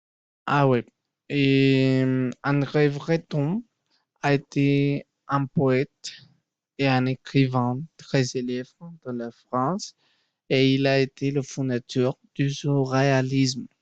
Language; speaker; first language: French; non-native, learner; Spanish